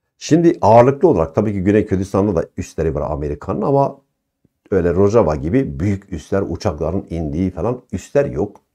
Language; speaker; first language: Turkish; non-native, local second language; Kurdish